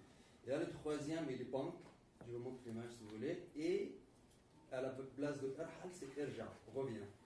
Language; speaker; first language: French; non-native, fluent; Arabic